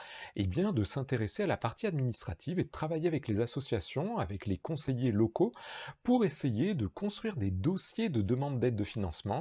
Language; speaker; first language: French; native; French